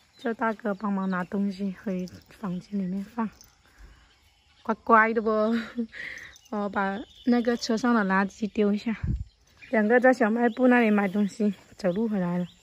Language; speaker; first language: Chinese; native; Chinese